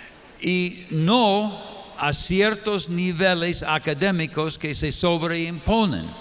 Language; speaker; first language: Spanish; non-native, fluent; English